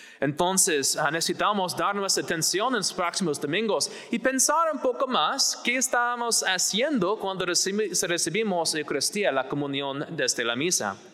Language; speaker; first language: Spanish; non-native, fluent; English